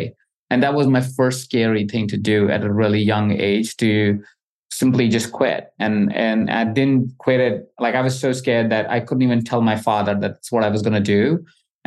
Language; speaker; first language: English; non-native, local second language; Hindi